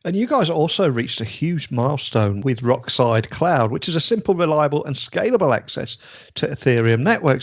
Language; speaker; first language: English; native; English